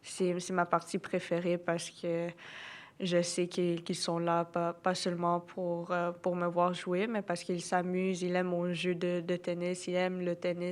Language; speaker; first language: French; non-native, local second language; English